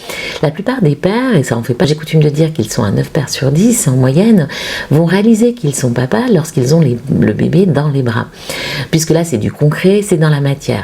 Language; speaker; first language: French; native; French